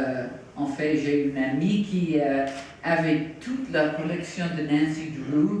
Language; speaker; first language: French; non-native, fluent; English